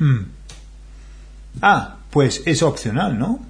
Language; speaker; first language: Spanish; non-native, fluent; English